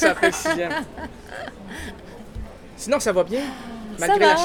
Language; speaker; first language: French; native; French